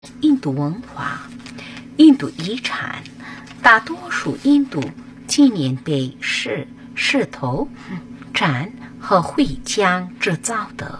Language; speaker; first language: Chinese; non-native, learner; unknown